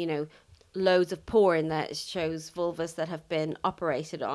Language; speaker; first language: English; native; English